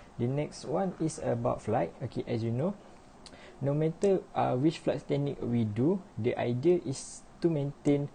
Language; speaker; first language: English; non-native, learner; Malay